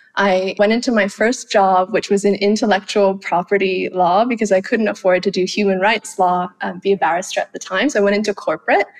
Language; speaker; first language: English; non-native, fluent; Thai